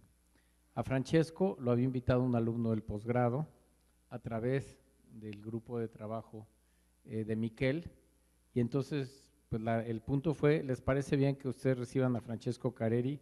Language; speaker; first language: Spanish; native; Spanish